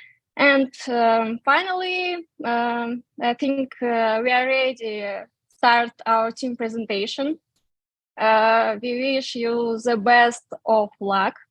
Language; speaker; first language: English; non-native, fluent; Russian